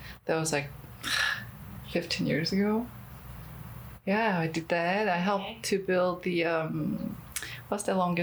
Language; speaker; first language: English; non-native, fluent; Korean